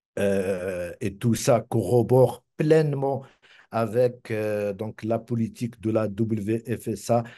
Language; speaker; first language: French; non-native, local second language; Arabic